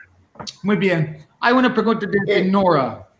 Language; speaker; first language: Spanish; non-native, learner; English